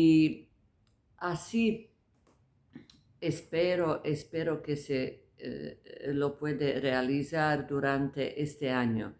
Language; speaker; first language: Spanish; non-native, fluent; Croatian